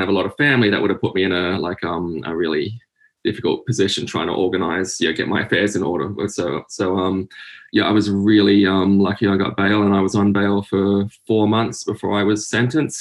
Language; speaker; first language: English; native; English